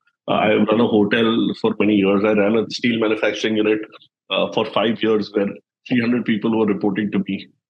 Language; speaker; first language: English; non-native, local second language; Hindi